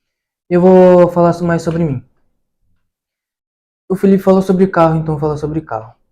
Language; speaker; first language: Portuguese; early bilingual, heritage; Portuguese